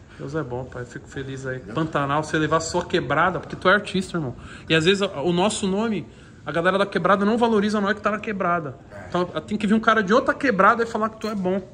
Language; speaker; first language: Portuguese; native; Portuguese